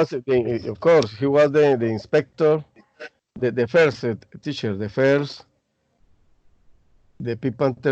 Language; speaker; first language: English; non-native, learner; Spanish